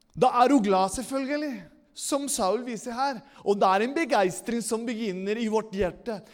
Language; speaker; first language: Norwegian; non-native, fluent; Spanish